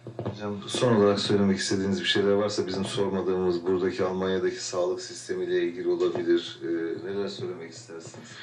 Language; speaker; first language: Turkish; native; Turkish